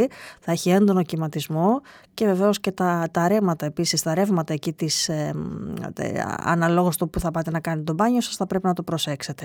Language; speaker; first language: Greek; native; Greek